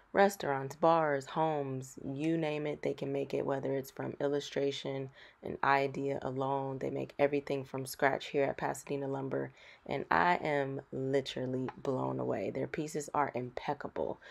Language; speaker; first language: English; native; English